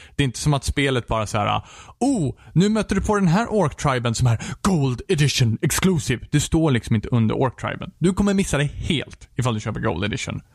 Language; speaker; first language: Swedish; native; Swedish